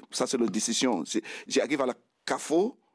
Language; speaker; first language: French; non-native, fluent; Krio